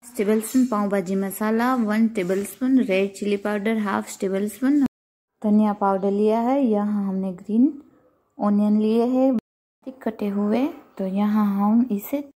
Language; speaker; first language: Hindi; non-native, local second language; Gujarati